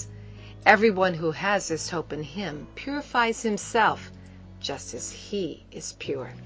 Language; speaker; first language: English; native; English